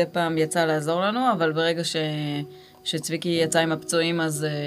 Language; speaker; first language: Hebrew; native; Hebrew